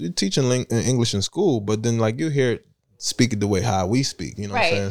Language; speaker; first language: English; early bilingual, other home language; Italian